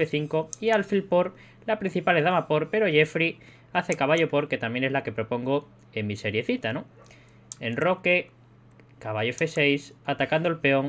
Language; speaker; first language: Spanish; native; Spanish